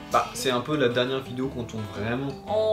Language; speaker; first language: French; native; French